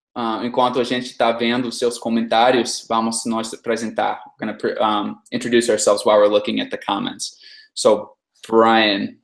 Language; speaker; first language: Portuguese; non-native, fluent; English